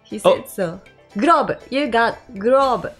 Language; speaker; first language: English; non-native, learner; Japanese